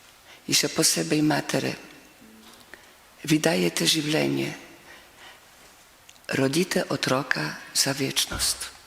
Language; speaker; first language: Slovenian; non-native, fluent; Polish